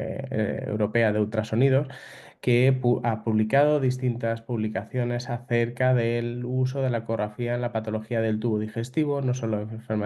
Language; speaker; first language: Spanish; native; Spanish